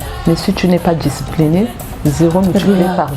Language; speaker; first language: French; non-native, local second language; Lingala